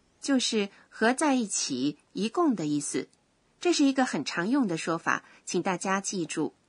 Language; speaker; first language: Chinese; native; Chinese